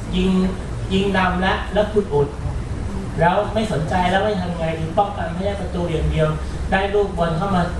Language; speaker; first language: Thai; native; Thai